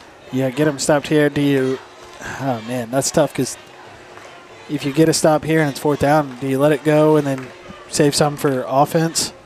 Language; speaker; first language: English; native; English